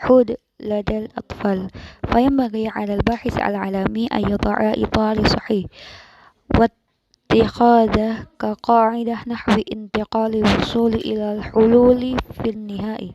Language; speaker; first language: Arabic; non-native, learner; Indonesian